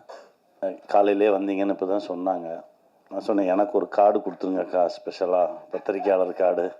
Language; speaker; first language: Tamil; native; Tamil